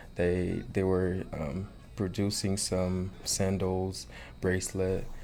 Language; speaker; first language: English; non-native, fluent; Haitian Creole